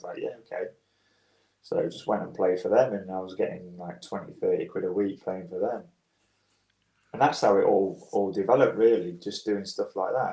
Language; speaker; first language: English; native; English